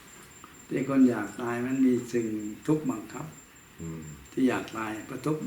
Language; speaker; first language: Thai; native; Thai